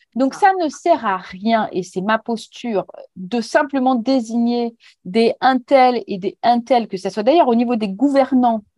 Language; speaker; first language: French; native; French